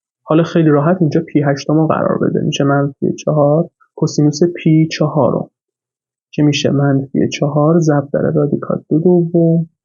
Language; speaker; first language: Persian; native; Persian